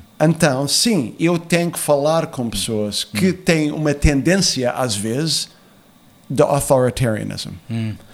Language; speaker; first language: Portuguese; early bilingual, heritage; Portuguese